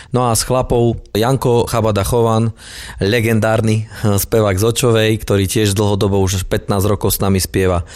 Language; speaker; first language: Slovak; native; Slovak